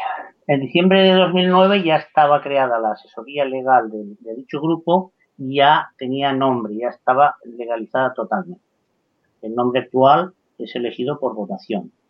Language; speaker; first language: Spanish; native; Spanish